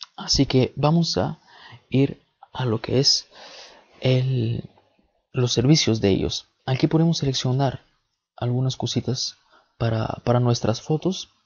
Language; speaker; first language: Spanish; early bilingual, other home language; Bulgarian